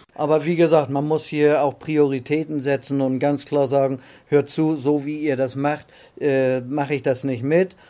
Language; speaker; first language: German; native; German